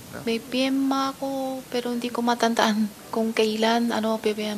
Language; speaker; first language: Filipino; non-native, learner; Chinese